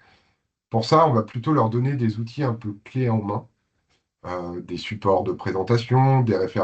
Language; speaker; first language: French; native; French